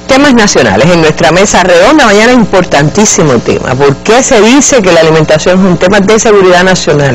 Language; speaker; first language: Spanish; native; Spanish